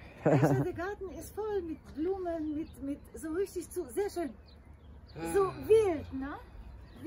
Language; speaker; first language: German; native; German